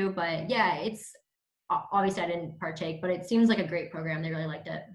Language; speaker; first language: English; native; English